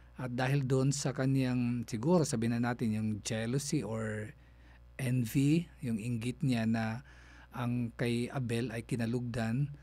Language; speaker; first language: Filipino; non-native, local second language; Cebuano